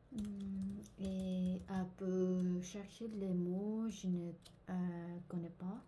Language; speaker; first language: French; non-native, learner; Korean